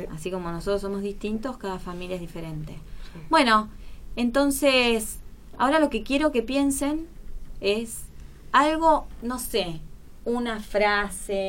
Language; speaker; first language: Spanish; native; Spanish